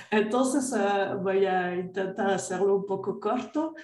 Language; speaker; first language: Spanish; non-native, fluent; French